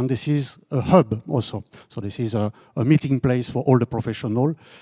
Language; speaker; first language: English; non-native, fluent; French